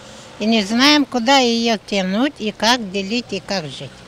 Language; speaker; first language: Russian; non-native, local second language; Romanian